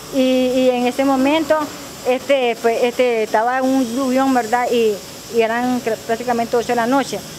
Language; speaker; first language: Spanish; native; Spanish